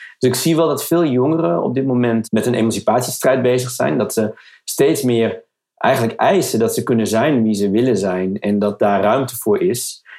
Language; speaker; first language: Dutch; native; Dutch